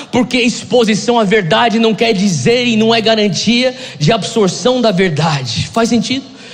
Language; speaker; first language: Portuguese; native; Portuguese